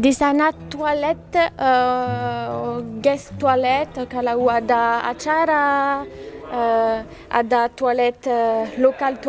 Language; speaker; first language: Indonesian; non-native, learner; French